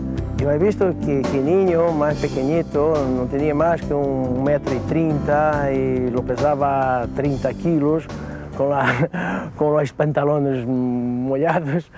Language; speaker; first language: Spanish; non-native, learner; Portuguese